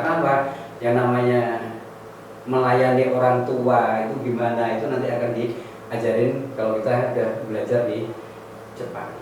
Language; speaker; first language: Indonesian; non-native, local second language; Javanese